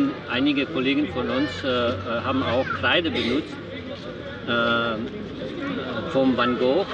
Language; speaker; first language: German; non-native, fluent; Polish